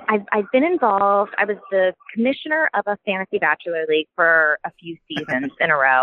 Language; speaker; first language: English; native; English